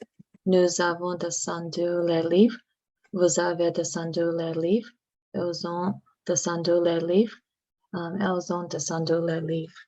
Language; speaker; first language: French; non-native, learner; English